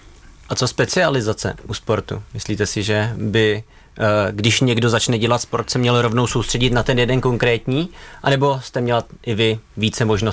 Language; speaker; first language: Czech; native; Czech